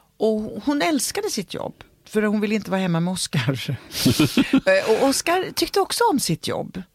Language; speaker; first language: Swedish; early bilingual, other home language; Italian